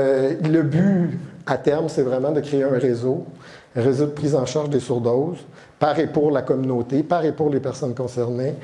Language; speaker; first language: French; native; French